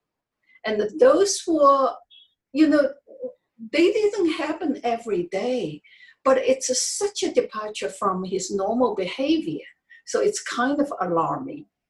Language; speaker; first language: English; non-native, fluent; Chinese